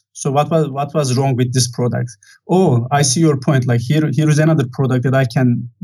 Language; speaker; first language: English; non-native, fluent; Turkish